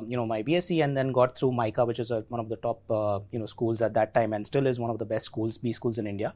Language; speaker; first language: English; non-native, local second language; Gujarati